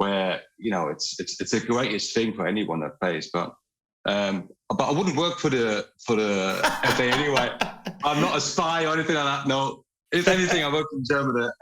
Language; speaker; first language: English; non-native, fluent; German